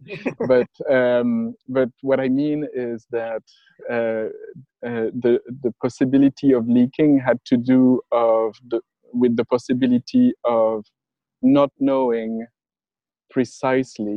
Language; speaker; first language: English; non-native, fluent; French